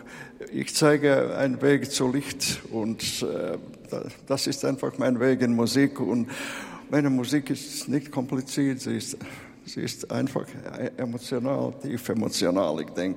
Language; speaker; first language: German; non-native, learner; Latvian